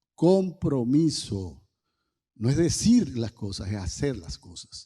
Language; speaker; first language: Spanish; native; Spanish